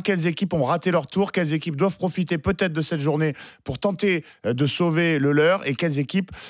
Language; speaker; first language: French; native; French